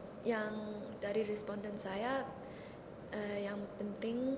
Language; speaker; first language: Indonesian; early bilingual, heritage; Indonesian